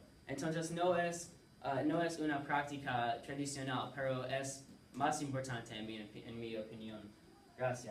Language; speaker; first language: Spanish; non-native, learner; English